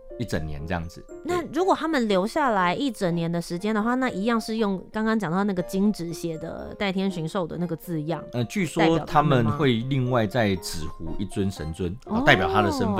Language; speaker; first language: Chinese; native; Chinese